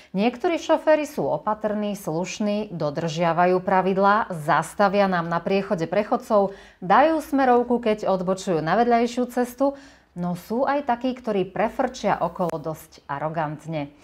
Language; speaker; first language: Slovak; native; Slovak